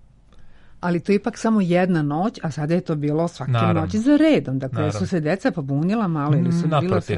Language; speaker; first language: Serbian; native; Serbian